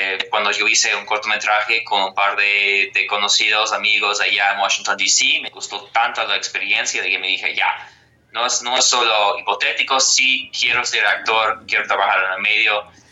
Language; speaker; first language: Spanish; non-native, fluent; English